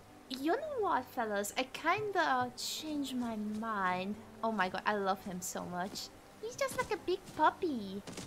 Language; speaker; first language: English; non-native, fluent; Hungarian